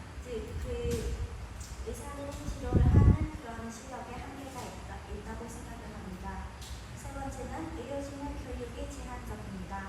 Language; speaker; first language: Korean; non-native, fluent; Khmer